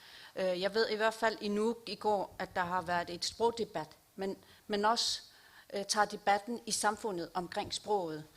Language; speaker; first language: Danish; non-native, local second language; Kalaallisut